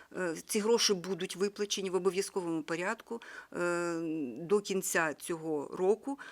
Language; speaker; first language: Ukrainian; native; Ukrainian